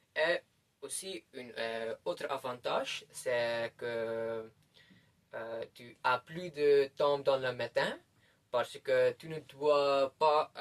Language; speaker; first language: French; non-native, learner; Dutch